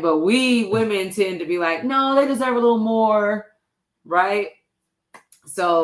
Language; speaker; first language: English; native; English